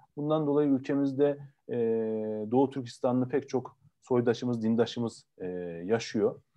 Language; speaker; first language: Turkish; native; Turkish